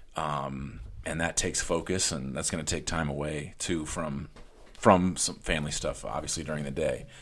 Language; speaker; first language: English; native; English